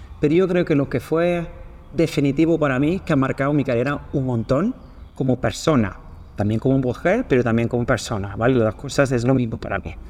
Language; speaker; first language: Spanish; non-native, fluent; Swedish